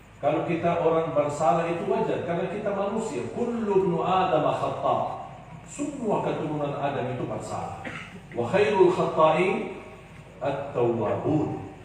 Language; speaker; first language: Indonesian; non-native, fluent; Arabic